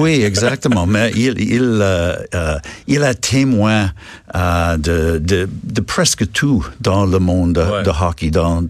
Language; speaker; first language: French; non-native, learner; English